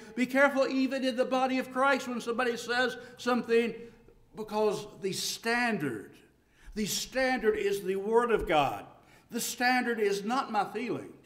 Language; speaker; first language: English; native; English